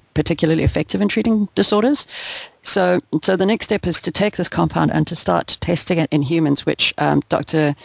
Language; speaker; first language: English; native; English